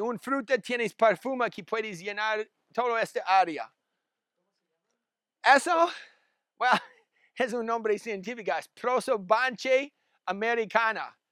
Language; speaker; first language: Spanish; non-native, learner; English